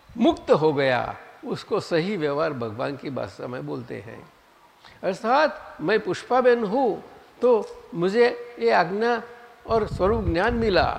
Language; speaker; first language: Hindi; non-native, local second language; Gujarati